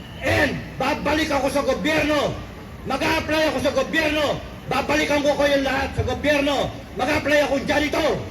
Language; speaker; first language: Filipino; non-native, local second language; Cebuano